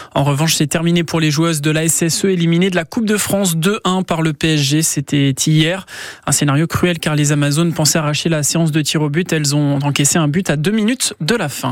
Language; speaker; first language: French; native; French